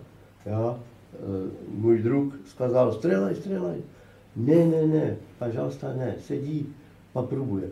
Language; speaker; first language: Russian; non-native, learner; Slovak